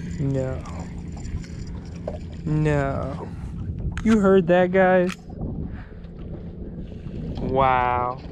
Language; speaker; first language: English; native; English